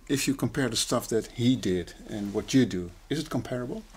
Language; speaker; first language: English; non-native, fluent; Dutch